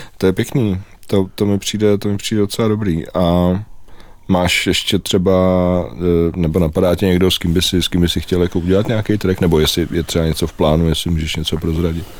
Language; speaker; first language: Czech; native; Czech